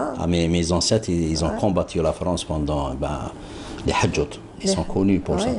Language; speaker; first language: French; non-native, local second language; Arabic